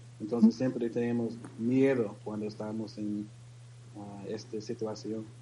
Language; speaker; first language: Spanish; non-native, learner; English